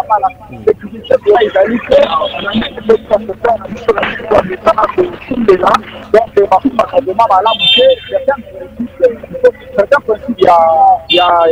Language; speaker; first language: French; non-native, local second language; Lingala